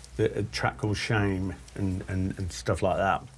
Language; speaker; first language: English; native; English